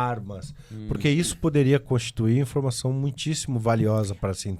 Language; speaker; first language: Portuguese; native; Portuguese